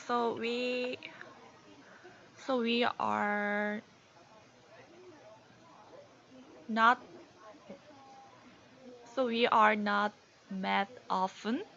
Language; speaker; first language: English; non-native, learner; Korean